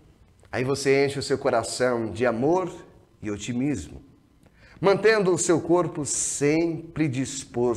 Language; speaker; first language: Portuguese; native; Portuguese